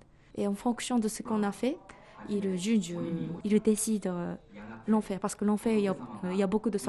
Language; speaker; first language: French; non-native, fluent; Japanese